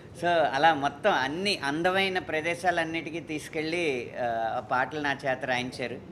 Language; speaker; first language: Telugu; native; Telugu